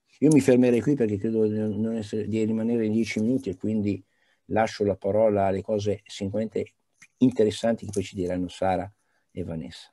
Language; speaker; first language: Italian; native; Italian